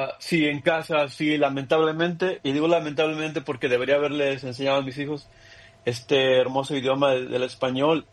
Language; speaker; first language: Spanish; early bilingual, heritage; Spanish